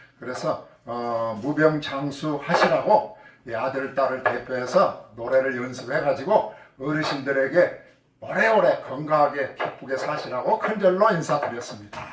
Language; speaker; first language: Korean; native; Korean